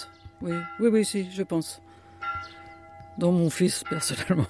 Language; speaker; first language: French; native; French